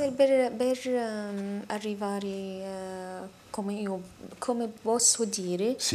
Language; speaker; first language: Italian; non-native, learner; Arabic